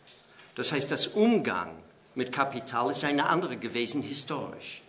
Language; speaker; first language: German; non-native, fluent; English